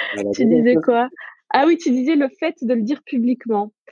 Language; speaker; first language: French; non-native, local second language; Arabic